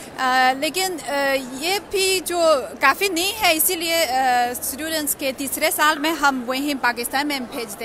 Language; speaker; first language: Hindi; non-native, fluent; Chinese